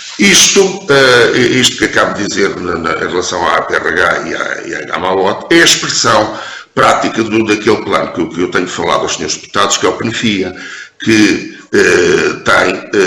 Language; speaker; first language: Portuguese; native; Portuguese